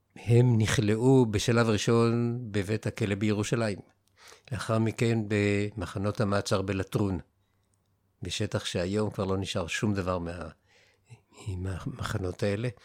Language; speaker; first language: Hebrew; native; Hebrew